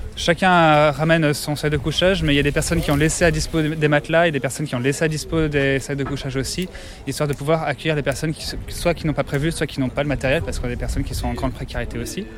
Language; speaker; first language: French; native; French